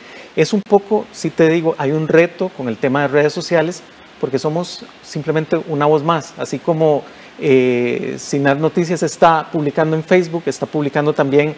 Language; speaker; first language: Spanish; native; Spanish